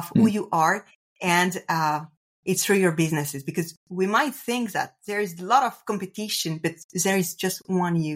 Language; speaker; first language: English; non-native, fluent; French